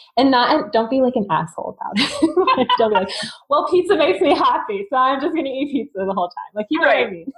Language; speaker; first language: English; native; English